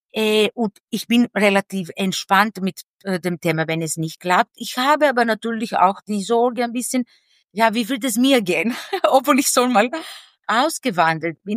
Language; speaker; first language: German; non-native, fluent; Greek